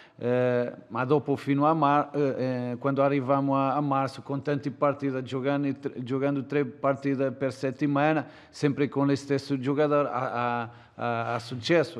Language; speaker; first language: Italian; non-native, learner; Portuguese